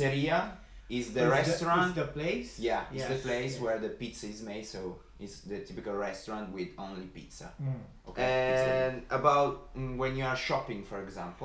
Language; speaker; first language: English; non-native, fluent; Italian